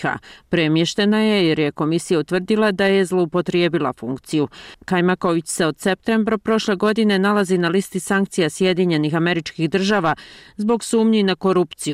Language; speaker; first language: Croatian; native; Croatian